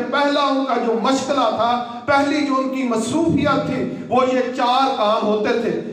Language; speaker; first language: Urdu; non-native, local second language; Punjabi